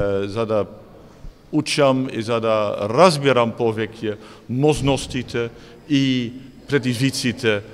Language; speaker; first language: Macedonian; non-native, fluent; Dutch